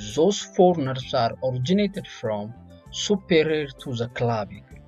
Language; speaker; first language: English; non-native, fluent; Amharic